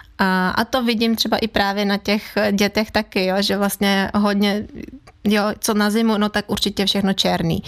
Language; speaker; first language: Czech; non-native, fluent; Ukrainian